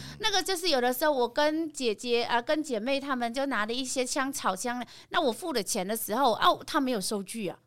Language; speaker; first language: Chinese; non-native, fluent; Vietnamese